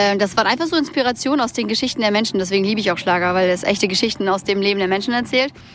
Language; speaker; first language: German; early bilingual, other home language; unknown